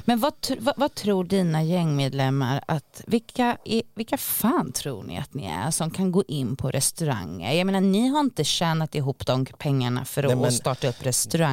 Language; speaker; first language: Swedish; native; Swedish